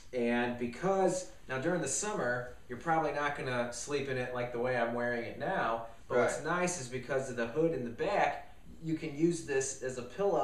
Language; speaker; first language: English; native; English